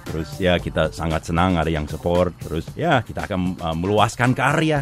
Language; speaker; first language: Indonesian; non-native, fluent; English